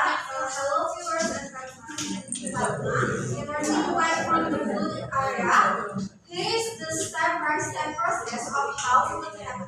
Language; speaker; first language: English; non-native, learner; Indonesian